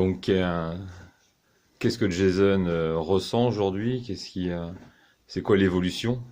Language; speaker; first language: French; native; French